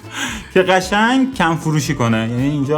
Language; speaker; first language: Persian; native; Persian